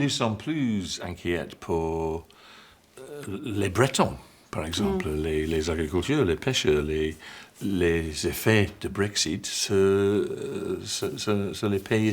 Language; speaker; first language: French; non-native, learner; English